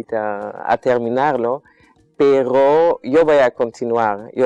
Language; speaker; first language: Spanish; non-native, fluent; Dutch